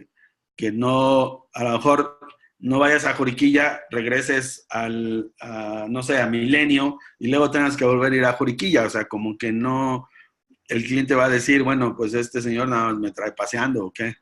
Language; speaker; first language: Spanish; native; Spanish